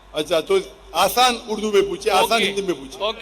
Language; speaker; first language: Hindi; non-native, local second language; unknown